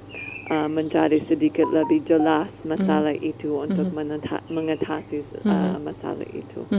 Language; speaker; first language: Indonesian; non-native, learner; English